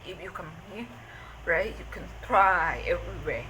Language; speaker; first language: English; non-native, learner; Thai